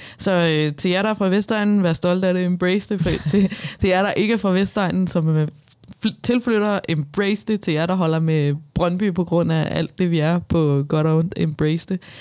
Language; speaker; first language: Danish; native; Danish